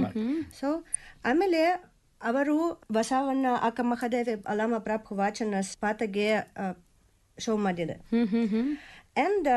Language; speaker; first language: Kannada; non-native, learner; Russian